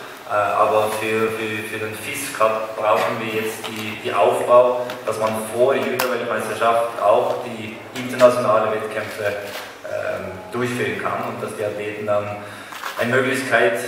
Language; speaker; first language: German; non-native, fluent; Norwegian